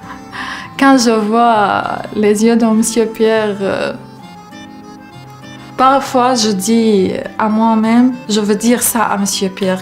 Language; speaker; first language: French; non-native, learner; Arabic